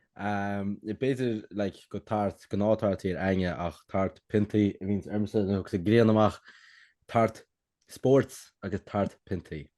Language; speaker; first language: Irish; native; Irish